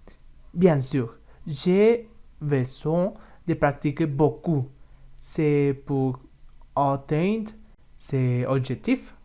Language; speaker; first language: French; non-native, learner; Spanish